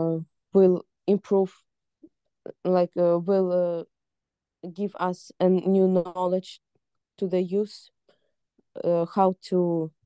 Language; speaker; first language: English; non-native, fluent; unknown